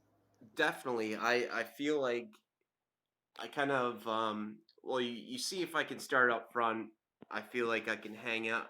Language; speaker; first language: English; native; English